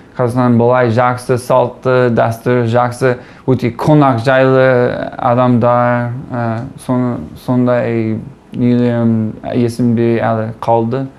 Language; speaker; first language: Kazakh; non-native, learner; English